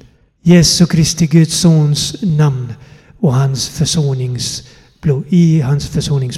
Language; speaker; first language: Swedish; non-native, fluent; Finnish